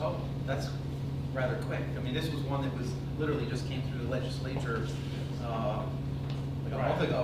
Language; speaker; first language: English; native; English